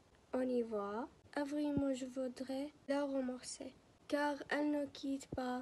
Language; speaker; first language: French; non-native, learner; Arabic